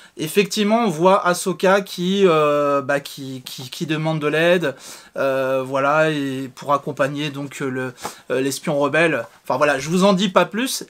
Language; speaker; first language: French; native; French